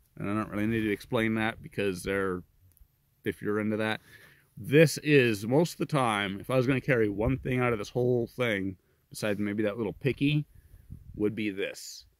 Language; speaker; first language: English; native; English